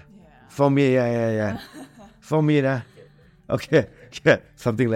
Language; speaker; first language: English; non-native, learner; Thai